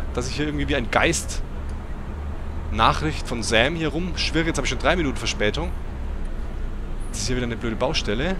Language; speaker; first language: German; native; German